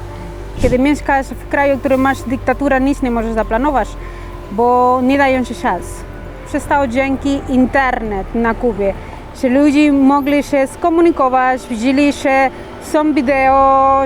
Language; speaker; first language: Polish; non-native, fluent; Spanish